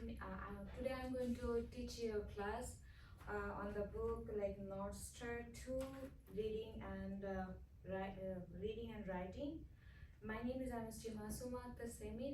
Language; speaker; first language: English; non-native, fluent; Bangla